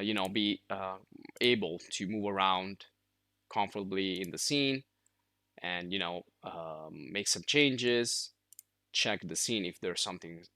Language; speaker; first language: English; non-native, fluent; Italian